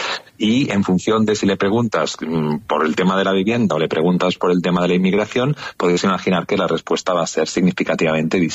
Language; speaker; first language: Spanish; native; Spanish